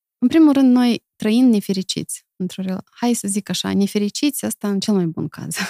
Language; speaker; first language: Romanian; native; Romanian